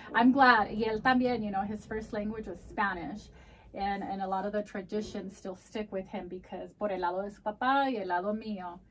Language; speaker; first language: Spanish; early bilingual, heritage; Spanish